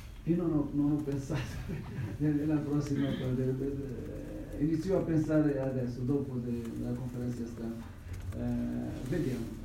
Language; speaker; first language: Italian; non-native, fluent; Portuguese